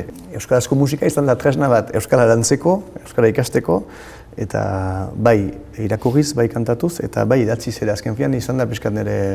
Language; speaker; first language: Basque; non-native, local second language; French